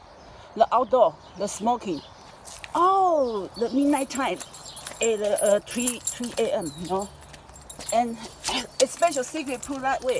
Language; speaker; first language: English; non-native, learner; Chinese